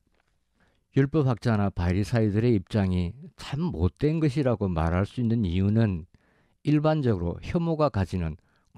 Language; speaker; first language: Korean; native; Korean